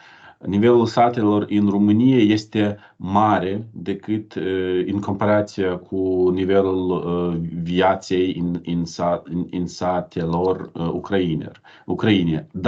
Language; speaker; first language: Romanian; non-native, learner; Ukrainian